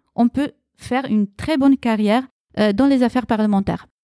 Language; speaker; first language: French; early bilingual, other home language; Romanian